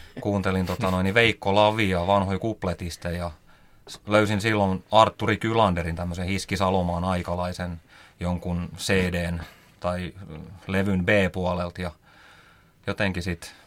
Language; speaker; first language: Finnish; native; Finnish